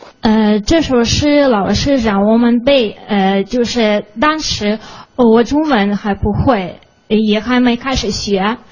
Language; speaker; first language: Chinese; non-native, fluent; Russian